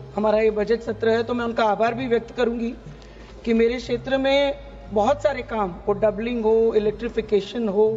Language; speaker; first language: Hindi; non-native, local second language; Gujarati